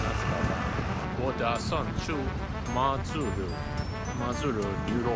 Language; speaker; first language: Chinese; non-native, learner; Japanese